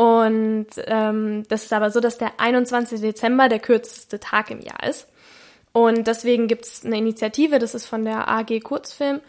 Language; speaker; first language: German; native; German